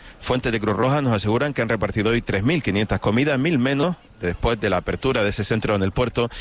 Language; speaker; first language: Spanish; native; Spanish